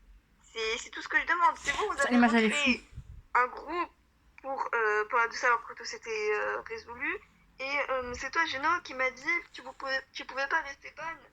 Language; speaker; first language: French; native; French